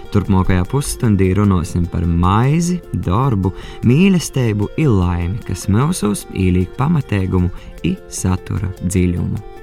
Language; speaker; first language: Latvian; native; Latvian